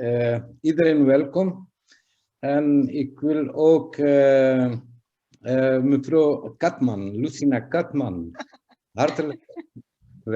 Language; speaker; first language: Dutch; non-native, fluent; Kurdish